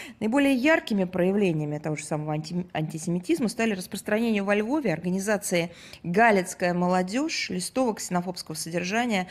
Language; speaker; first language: Russian; native; Russian